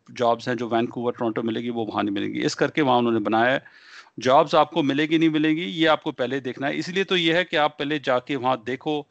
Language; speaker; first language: Hindi; native; Hindi